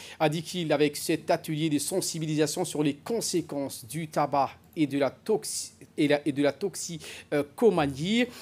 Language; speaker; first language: French; non-native, local second language; Somali